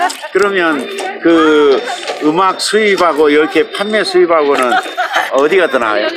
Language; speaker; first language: Korean; native; Korean